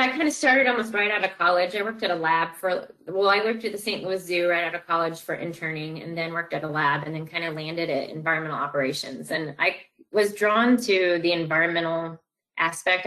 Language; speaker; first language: English; native; English